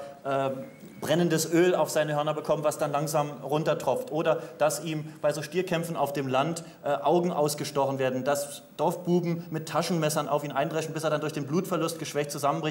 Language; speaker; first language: German; native; German